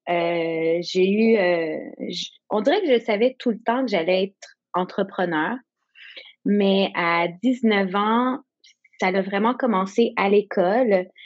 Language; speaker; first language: French; non-native, local second language; English